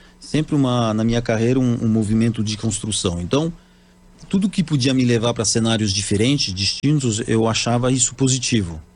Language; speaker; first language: Portuguese; non-native, fluent; French